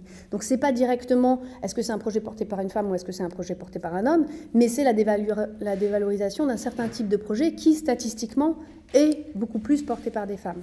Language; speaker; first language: French; native; French